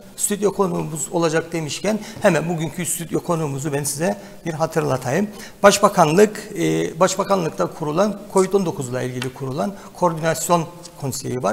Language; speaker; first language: Turkish; native; Turkish